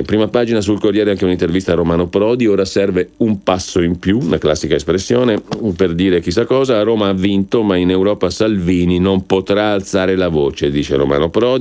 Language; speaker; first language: Italian; native; Italian